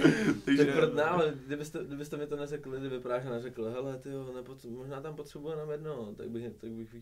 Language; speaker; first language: Czech; native; Czech